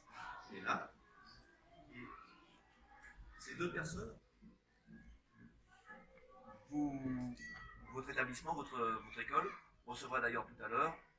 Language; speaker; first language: French; native; French